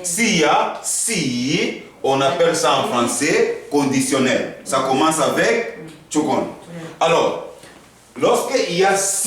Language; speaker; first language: French; non-native, fluent; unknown